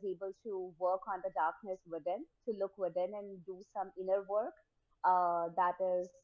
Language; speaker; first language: English; non-native, local second language; Hindi